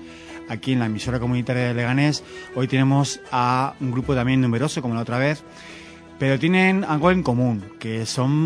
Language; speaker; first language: Spanish; native; Spanish